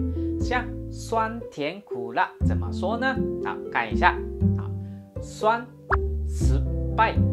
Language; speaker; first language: Chinese; non-native, fluent; Japanese